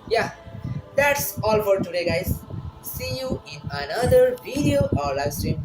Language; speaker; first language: English; non-native, local second language; Bangla